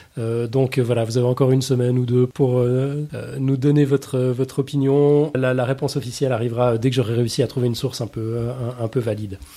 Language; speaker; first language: French; native; French